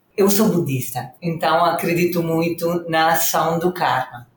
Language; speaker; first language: Portuguese; non-native, fluent; Italian